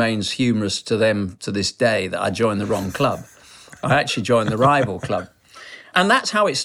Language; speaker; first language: English; native; English